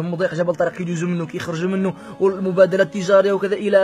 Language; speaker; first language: Arabic; native; Arabic